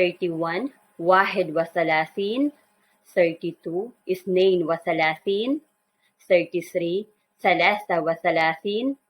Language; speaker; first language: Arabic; non-native, learner; Filipino